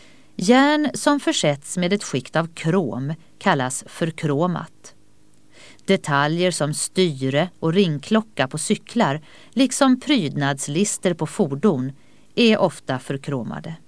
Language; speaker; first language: Swedish; native; Swedish